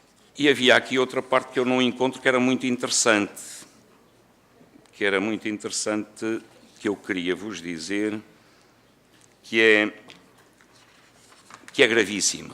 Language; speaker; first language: Portuguese; native; Portuguese